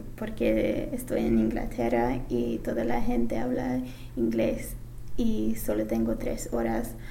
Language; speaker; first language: Spanish; non-native, fluent; English